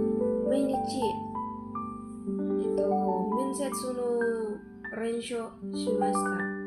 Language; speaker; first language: Japanese; non-native, learner; Indonesian